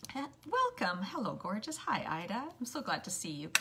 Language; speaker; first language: English; native; English